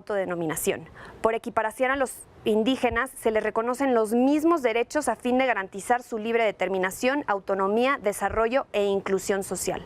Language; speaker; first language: Spanish; native; Spanish